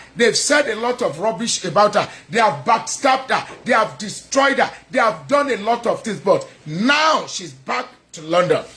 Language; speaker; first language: English; non-native, local second language; Yoruba